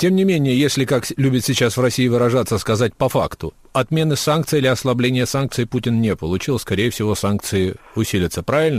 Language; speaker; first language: Russian; native; Russian